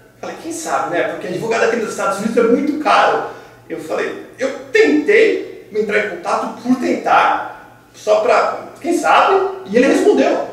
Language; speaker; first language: Portuguese; native; Portuguese